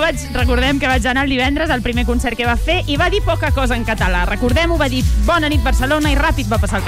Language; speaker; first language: Catalan; native; Catalan